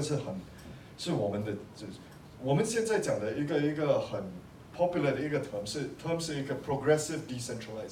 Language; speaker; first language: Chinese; non-native, local second language; English